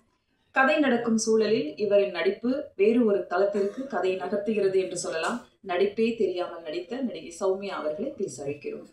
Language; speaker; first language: Tamil; native; Tamil